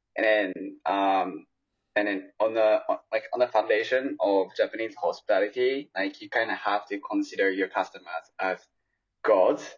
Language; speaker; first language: English; non-native, fluent; Japanese